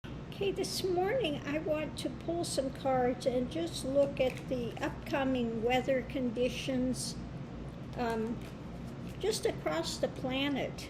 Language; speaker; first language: English; native; English